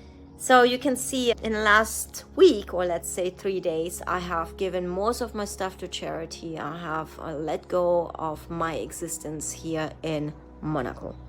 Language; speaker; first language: English; non-native, fluent; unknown